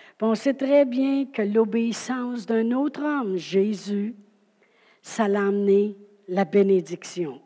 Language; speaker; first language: French; native; French